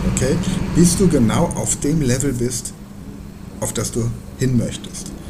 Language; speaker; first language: German; native; German